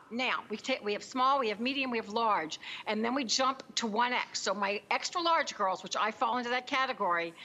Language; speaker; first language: English; native; English